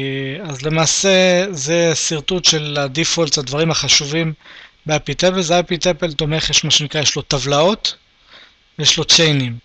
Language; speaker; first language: Hebrew; native; Hebrew